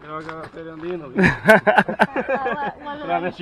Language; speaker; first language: Spanish; native; Spanish